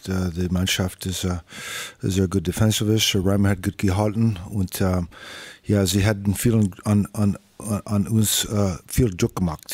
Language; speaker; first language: German; non-native, learner; English